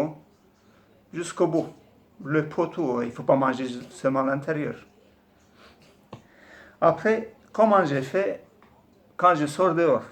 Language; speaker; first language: French; non-native, fluent; Turkish